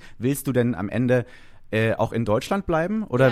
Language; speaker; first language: German; native; German